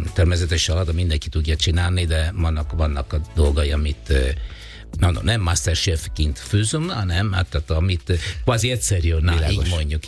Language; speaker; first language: Hungarian; non-native, fluent; Italian